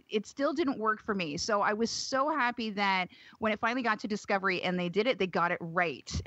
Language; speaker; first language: English; native; English